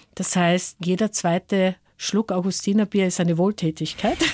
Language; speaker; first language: German; native; German